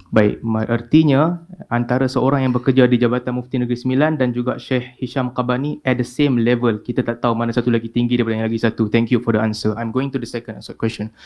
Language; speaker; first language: Malay; native; Malay